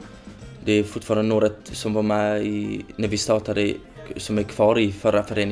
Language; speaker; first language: Swedish; early bilingual, other home language; Kurdish